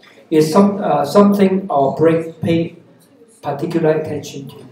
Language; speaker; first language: English; non-native, local second language; Cantonese